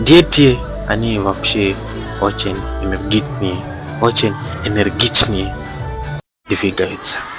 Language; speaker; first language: Russian; non-native, learner; Bemba